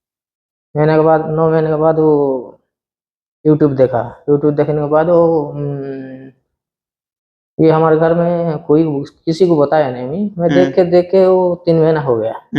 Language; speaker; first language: Hindi; non-native, local second language; Odia